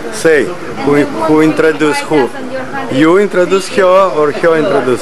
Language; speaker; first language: English; non-native, learner; Russian